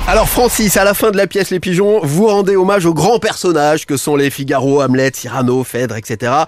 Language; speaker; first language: French; native; French